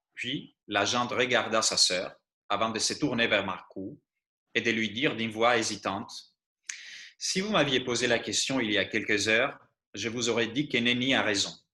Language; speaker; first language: French; non-native, fluent; Greek